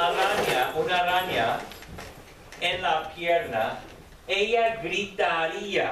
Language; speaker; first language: Spanish; non-native, fluent; English